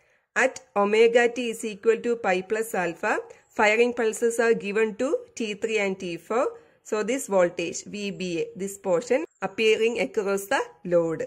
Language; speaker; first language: English; non-native, local second language; Malayalam